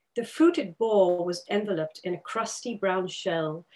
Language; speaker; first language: English; non-native, local second language; Urdu